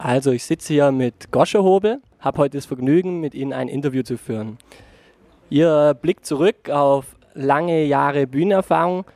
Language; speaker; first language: German; native; German